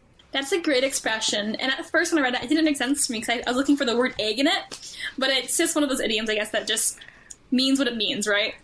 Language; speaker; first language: English; native; English